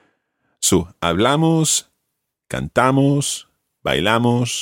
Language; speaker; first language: Spanish; non-native, fluent; English